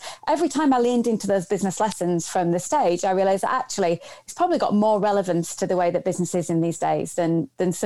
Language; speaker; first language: English; native; English